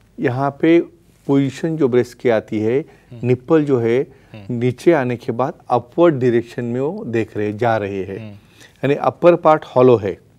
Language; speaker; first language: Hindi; non-native, local second language; Marathi